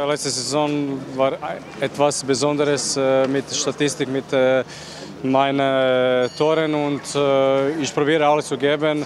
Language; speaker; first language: German; non-native, learner; Croatian